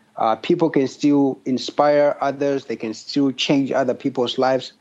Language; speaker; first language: English; non-native, local second language; Shona